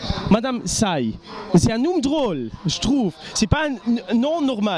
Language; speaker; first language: French; non-native, local second language; Luxembourgish